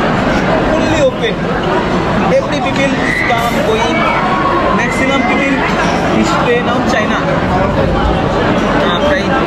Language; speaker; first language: English; non-native, learner; Bangla